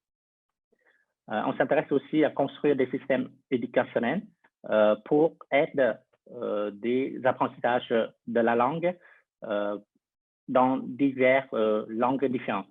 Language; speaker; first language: French; non-native, fluent; Vietnamese